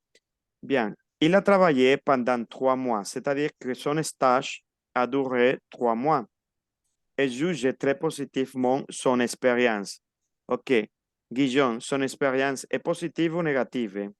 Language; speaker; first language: French; non-native, fluent; Spanish